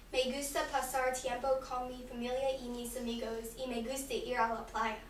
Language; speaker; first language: Spanish; non-native, learner; English